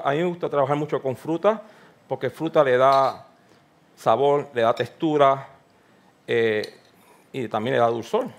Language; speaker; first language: Spanish; native; Spanish